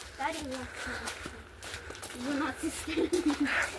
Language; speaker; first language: Czech; native; Czech